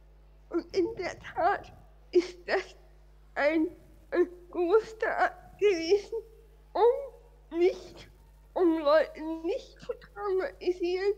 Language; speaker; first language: German; non-native, fluent; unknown